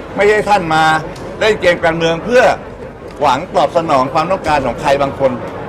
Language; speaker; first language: Thai; native; Thai